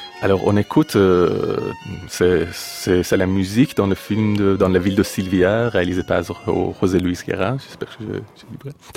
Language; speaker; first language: French; non-native, fluent; Persian